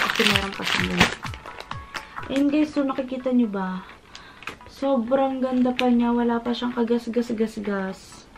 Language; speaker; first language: Filipino; native; Filipino